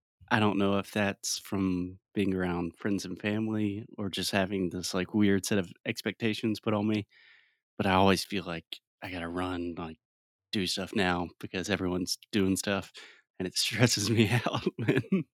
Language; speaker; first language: English; native; English